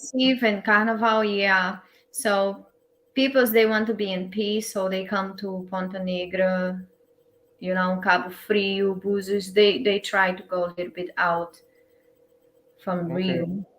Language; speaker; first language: English; non-native, learner; Portuguese